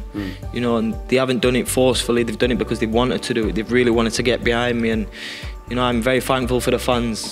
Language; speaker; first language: English; native; English